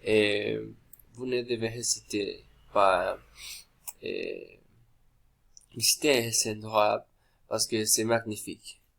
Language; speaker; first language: French; non-native, learner; Spanish